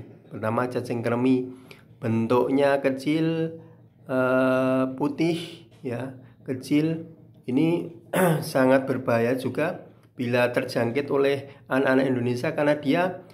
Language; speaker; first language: Indonesian; native; Indonesian